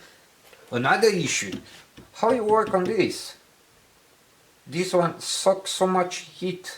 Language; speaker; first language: English; non-native, learner; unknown